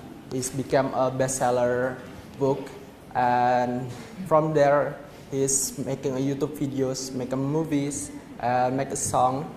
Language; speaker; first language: English; non-native, learner; Indonesian